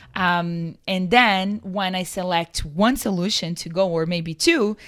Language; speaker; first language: English; non-native, fluent; Portuguese